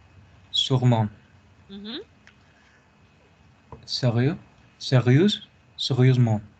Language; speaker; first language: French; non-native, learner; Spanish